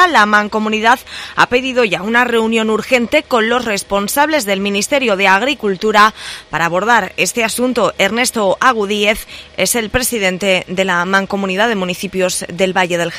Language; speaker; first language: Spanish; native; Spanish